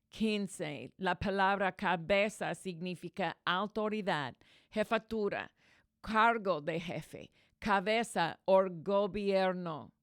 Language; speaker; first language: Spanish; non-native, fluent; English